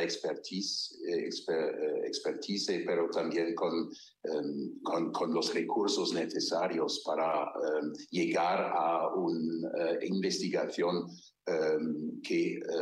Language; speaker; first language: Spanish; non-native, fluent; German